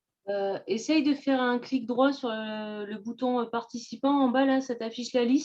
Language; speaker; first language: French; native; French